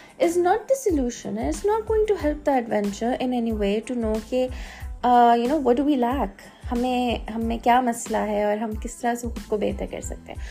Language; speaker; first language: Hindi; native; Hindi